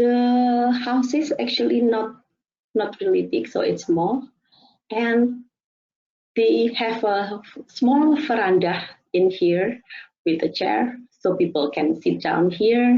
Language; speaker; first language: English; non-native, fluent; Indonesian